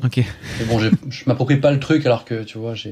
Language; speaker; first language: French; native; French